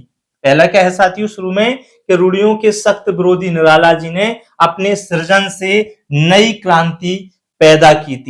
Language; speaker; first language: Hindi; native; Hindi